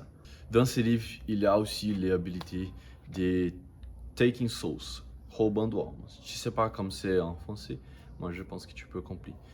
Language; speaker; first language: French; non-native, learner; Portuguese